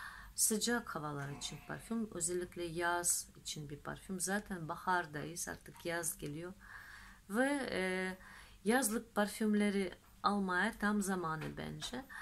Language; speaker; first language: Turkish; non-native, fluent; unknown